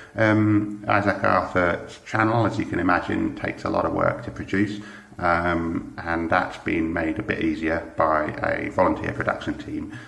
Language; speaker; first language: English; native; English